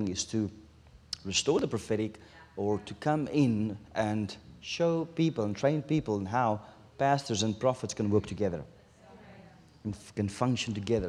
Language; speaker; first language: English; non-native, local second language; Afrikaans